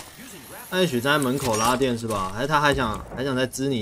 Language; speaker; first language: Chinese; native; Chinese